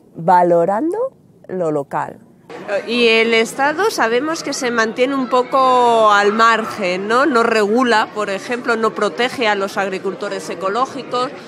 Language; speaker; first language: Spanish; native; Spanish